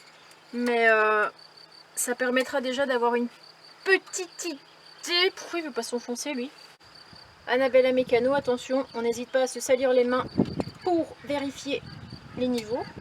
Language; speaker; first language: French; native; French